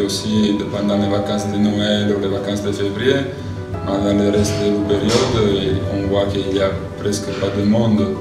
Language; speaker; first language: French; non-native, fluent; Italian